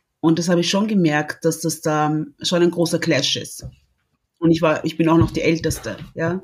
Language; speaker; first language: German; early bilingual, other home language; Lingala